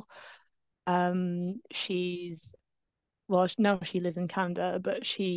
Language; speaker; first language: English; non-native, fluent; French